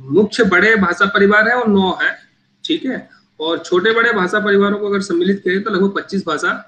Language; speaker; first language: Hindi; native; Hindi